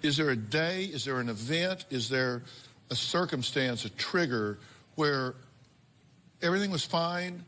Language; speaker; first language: English; native; English